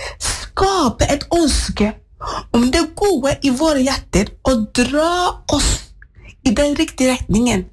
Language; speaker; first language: Norwegian; non-native, fluent; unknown